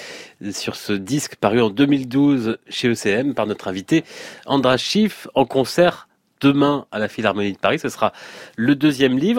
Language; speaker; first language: French; native; French